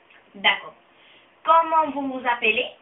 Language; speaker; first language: French; non-native, learner; Spanish